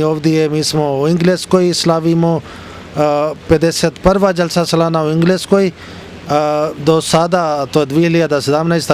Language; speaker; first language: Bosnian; non-native, learner; Urdu